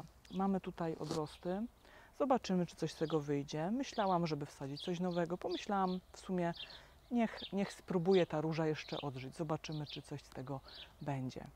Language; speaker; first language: Polish; native; Polish